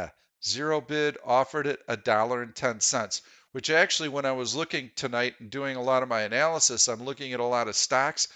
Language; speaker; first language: English; native; English